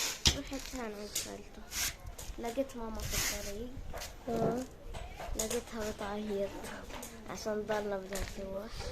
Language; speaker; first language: Arabic; native; Arabic